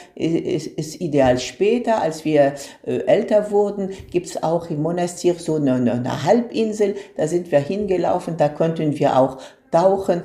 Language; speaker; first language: German; non-native, fluent; Arabic